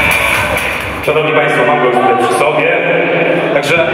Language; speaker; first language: Polish; native; Polish